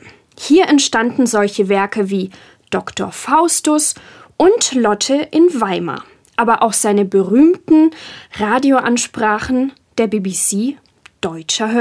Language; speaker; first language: German; native; German